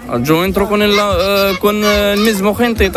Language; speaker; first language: Spanish; non-native, learner; Arabic